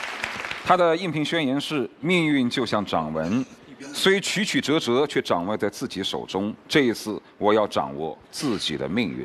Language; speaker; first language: Chinese; native; Chinese